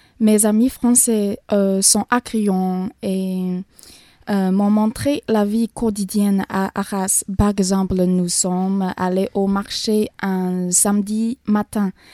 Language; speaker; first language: French; non-native, learner; Chinese